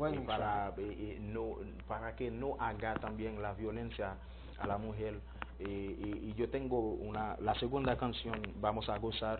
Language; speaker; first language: Spanish; non-native, learner; Haitian Creole